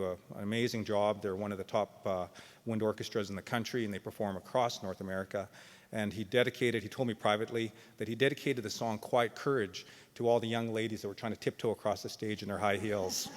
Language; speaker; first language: English; native; English